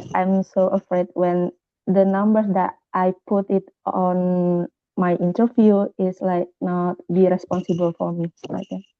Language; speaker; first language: English; non-native, learner; Indonesian